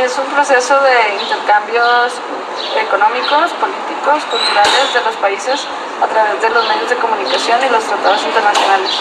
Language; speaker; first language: Spanish; native; Spanish